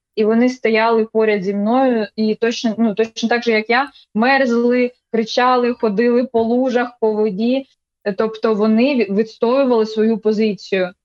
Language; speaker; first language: Ukrainian; non-native, local second language; Russian